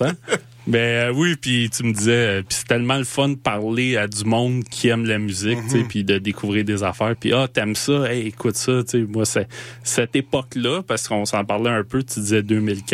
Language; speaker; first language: French; native; French